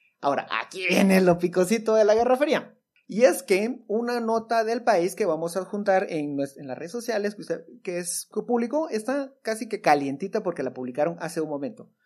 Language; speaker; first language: Spanish; native; Spanish